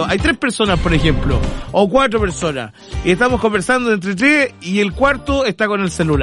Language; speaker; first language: Spanish; native; Spanish